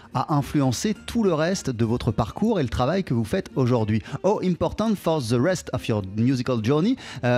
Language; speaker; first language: French; native; French